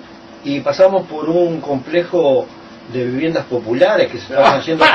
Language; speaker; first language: Spanish; native; Spanish